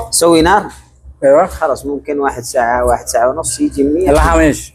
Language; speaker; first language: Arabic; non-native, learner; Bangla